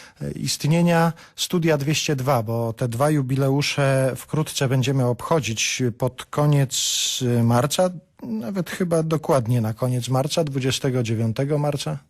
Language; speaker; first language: Polish; native; Polish